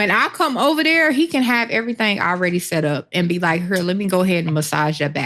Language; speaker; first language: English; native; English